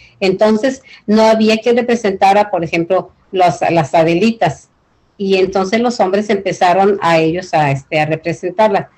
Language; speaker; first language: Spanish; native; Spanish